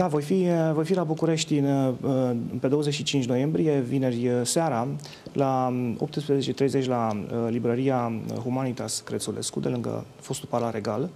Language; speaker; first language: Romanian; native; Romanian